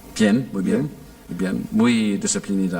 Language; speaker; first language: Spanish; non-native, fluent; English